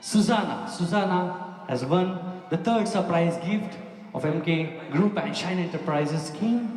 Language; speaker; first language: English; non-native, local second language; Kannada